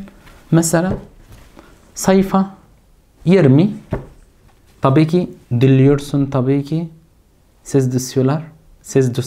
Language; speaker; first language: Turkish; non-native, fluent; Arabic